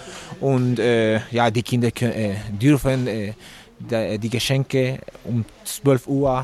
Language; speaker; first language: German; non-native, learner; Spanish